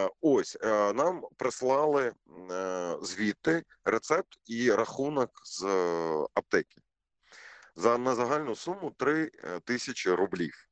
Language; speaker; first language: Ukrainian; non-native, local second language; Russian